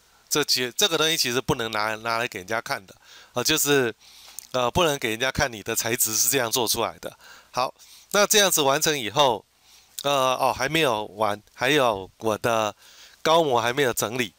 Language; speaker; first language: Chinese; native; Chinese